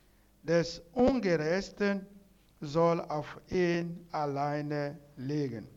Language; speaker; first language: German; non-native, learner; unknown